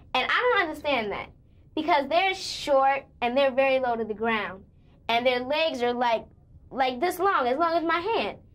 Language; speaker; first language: English; native; English